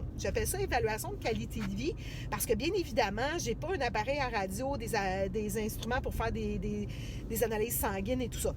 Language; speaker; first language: French; native; French